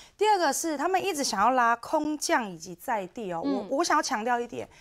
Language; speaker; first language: Chinese; native; Chinese